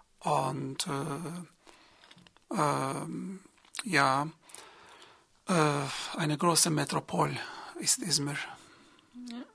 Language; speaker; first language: German; non-native, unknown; Turkish